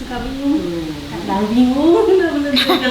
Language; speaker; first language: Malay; non-native, local second language; Sundanese